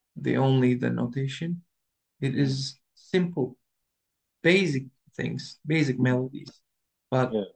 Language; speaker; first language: English; non-native, learner; Turkish